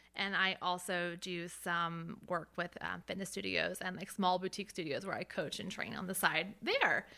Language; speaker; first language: English; native; English